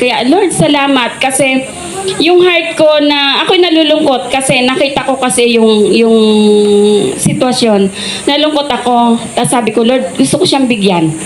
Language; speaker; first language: Filipino; native; Filipino